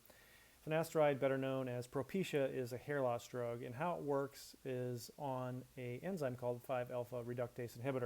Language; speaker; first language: English; native; English